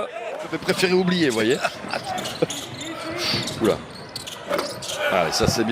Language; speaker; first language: French; native; French